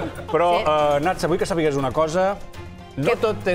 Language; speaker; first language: Catalan; native; Catalan